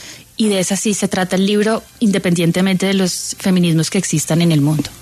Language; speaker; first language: Spanish; native; Spanish